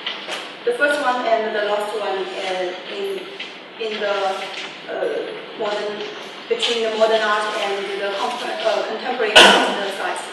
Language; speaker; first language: English; non-native, learner; Chinese